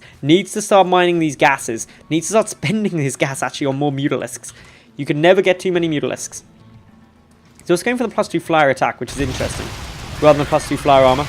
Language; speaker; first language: English; native; English